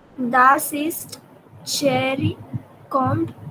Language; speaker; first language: German; non-native, learner; Marathi